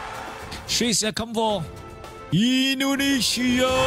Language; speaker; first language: English; non-native, learner; Chinese